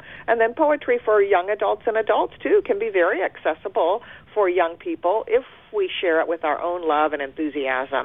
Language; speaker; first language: English; early bilingual, other home language; German